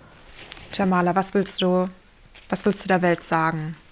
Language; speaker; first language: German; native; German